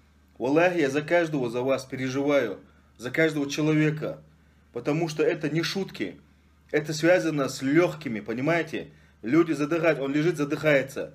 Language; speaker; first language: Russian; non-native, fluent; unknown